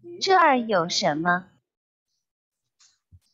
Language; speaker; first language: Chinese; non-native, learner; Thai